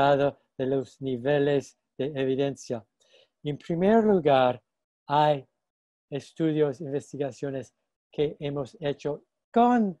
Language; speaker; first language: Spanish; non-native, fluent; English